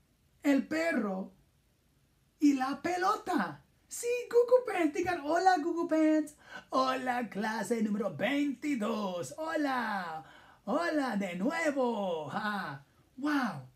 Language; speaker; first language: Spanish; non-native, fluent; English